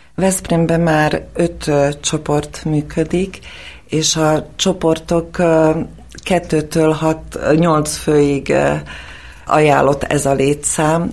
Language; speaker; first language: Hungarian; non-native, fluent; Slovak